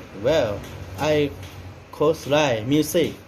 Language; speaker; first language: English; non-native, learner; Thai